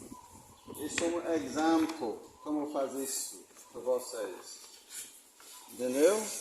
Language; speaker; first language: Portuguese; non-native, learner; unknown